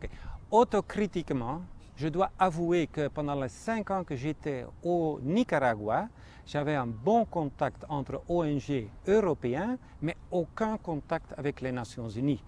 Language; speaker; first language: French; non-native, fluent; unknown